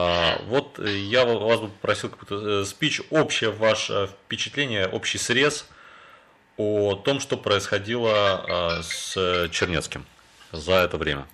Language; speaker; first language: Russian; native; Russian